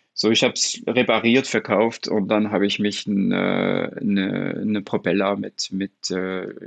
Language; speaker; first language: German; non-native, fluent; French